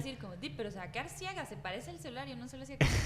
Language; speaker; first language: Spanish; native; Spanish